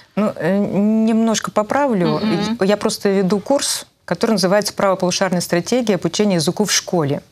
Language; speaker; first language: Russian; native; Russian